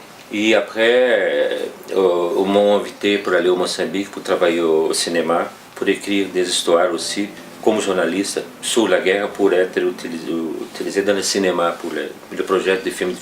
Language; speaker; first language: French; non-native, fluent; Portuguese